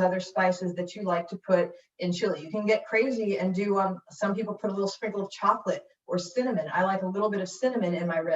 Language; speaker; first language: English; native; English